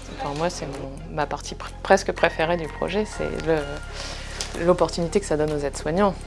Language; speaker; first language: French; native; French